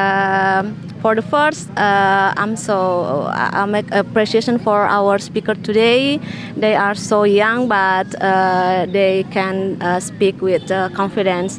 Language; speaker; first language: English; non-native, learner; Indonesian